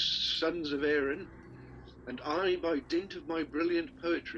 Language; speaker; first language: English; native; English